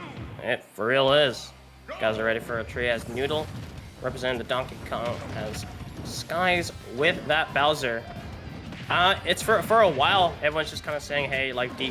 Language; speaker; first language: English; native; English